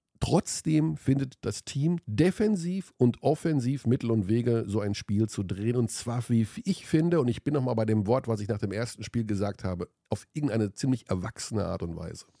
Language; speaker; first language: German; native; German